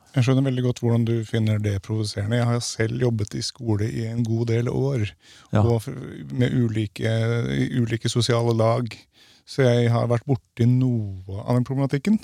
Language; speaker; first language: Norwegian; native; Norwegian